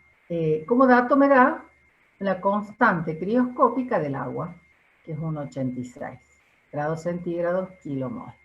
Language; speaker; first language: Spanish; native; Spanish